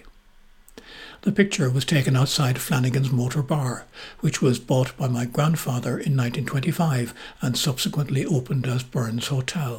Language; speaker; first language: English; native; English